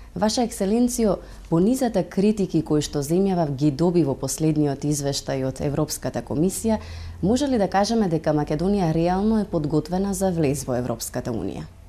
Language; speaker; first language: Macedonian; native; Macedonian